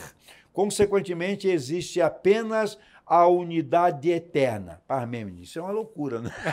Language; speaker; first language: Portuguese; native; Portuguese